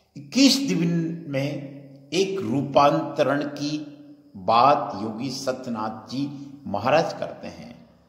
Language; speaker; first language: Hindi; native; Hindi